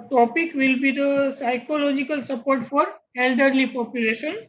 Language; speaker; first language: English; non-native, local second language; Gujarati